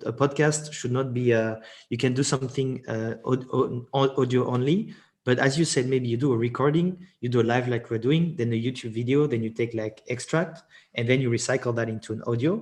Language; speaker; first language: English; non-native, fluent; French